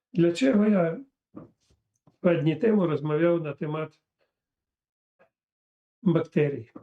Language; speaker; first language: Polish; non-native, fluent; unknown